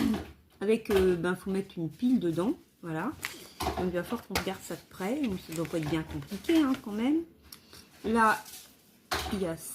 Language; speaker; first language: French; native; French